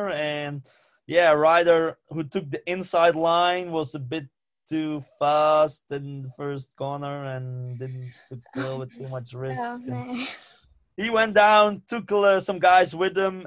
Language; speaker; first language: English; non-native, fluent; Western Frisian